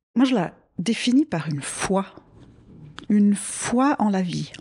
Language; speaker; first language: French; native; French